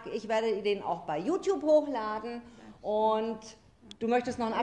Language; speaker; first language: German; native; German